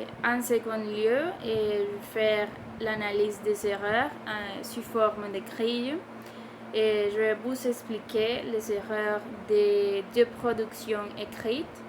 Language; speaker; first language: French; non-native, learner; Spanish